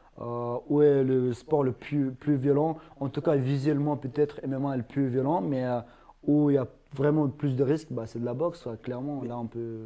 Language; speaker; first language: French; non-native, fluent; Ingush